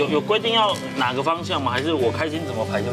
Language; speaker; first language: Chinese; native; Chinese